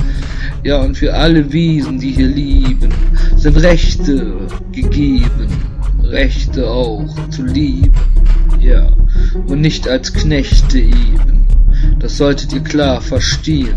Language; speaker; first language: German; native; German